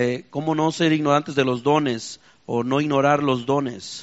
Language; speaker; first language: Spanish; native; Spanish